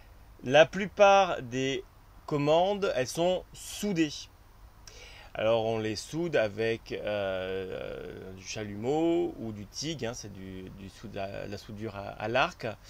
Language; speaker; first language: French; native; French